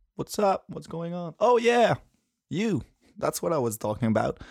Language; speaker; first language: English; non-native, fluent; French